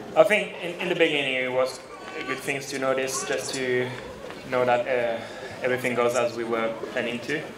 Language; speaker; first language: English; non-native, fluent; French